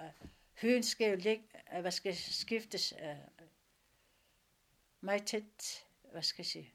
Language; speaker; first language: Danish; non-native, local second language; Kalaallisut